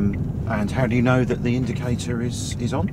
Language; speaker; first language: English; native; English